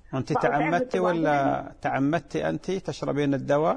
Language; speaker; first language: Arabic; native; Arabic